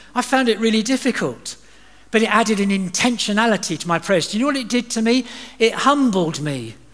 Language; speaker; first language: English; native; English